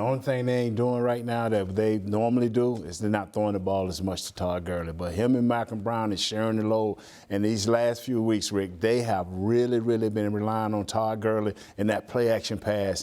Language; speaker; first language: English; native; English